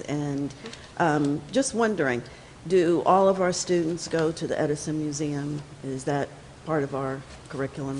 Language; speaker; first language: English; native; English